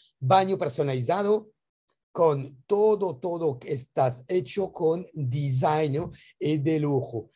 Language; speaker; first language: Spanish; non-native, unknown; French